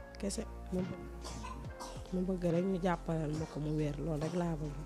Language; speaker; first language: Wolof; non-native, local second language; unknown